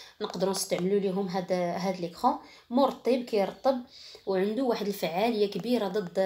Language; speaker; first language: Arabic; native; Arabic